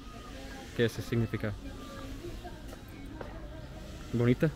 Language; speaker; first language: Spanish; non-native, learner; English